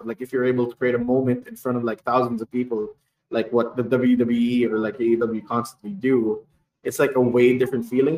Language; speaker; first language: English; non-native, local second language; Hiligaynon